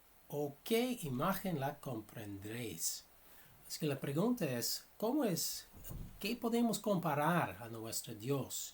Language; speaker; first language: Spanish; non-native, fluent; English